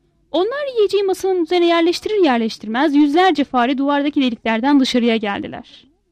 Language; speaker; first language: Turkish; native; Turkish